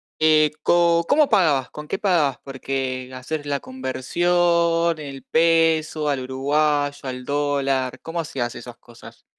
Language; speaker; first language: Spanish; native; Spanish